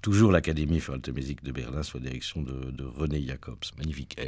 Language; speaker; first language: French; native; French